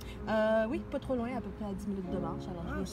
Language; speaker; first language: French; non-native, fluent; Spanish